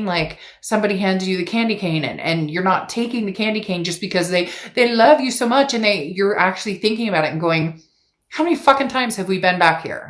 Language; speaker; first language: English; native; English